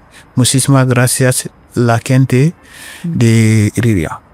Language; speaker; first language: Spanish; non-native, learner; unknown